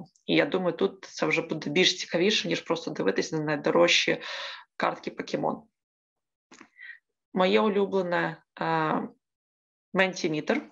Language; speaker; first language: Ukrainian; native; Ukrainian